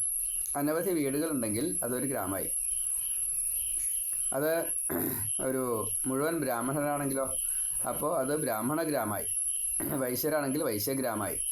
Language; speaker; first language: Malayalam; native; Malayalam